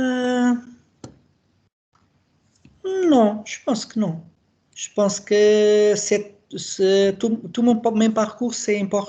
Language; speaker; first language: French; non-native, learner; Portuguese